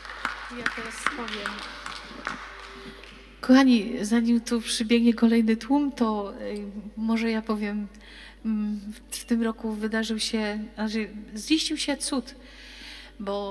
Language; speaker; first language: Polish; native; Polish